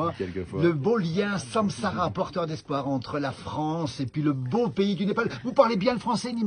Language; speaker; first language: French; native; French